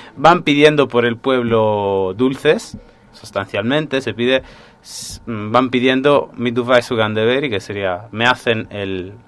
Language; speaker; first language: Spanish; non-native, fluent; Italian